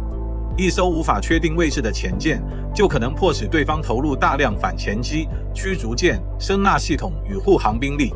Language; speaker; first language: Chinese; native; Chinese